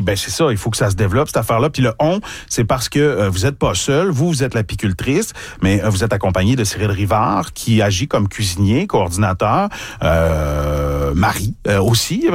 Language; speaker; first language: French; native; French